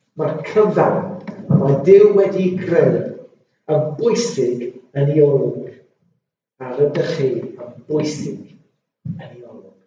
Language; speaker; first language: Welsh; non-native, local second language; English